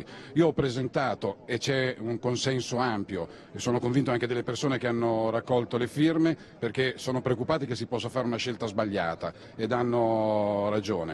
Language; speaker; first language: Italian; native; Italian